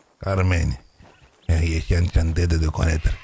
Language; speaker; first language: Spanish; non-native, learner; French